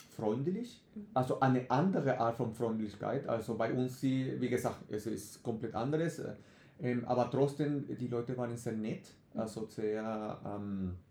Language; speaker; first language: German; non-native, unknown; Spanish